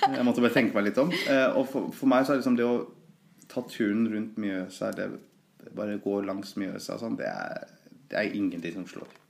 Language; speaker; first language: Norwegian; early bilingual, other home language; Persian